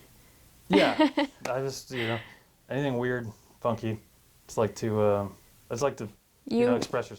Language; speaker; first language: English; native; English